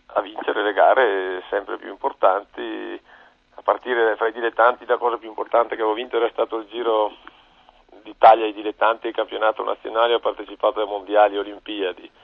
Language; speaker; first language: Italian; native; Italian